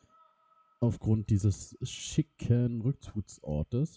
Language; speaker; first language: German; native; German